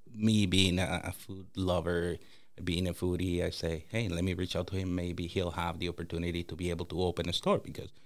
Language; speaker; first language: English; non-native, fluent; Spanish